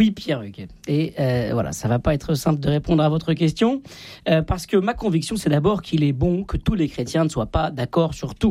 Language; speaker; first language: French; native; French